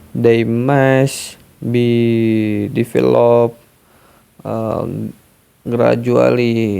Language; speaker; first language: English; non-native, learner; Indonesian